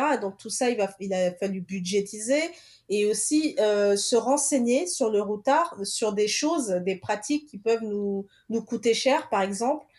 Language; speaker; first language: French; early bilingual, other home language; Portuguese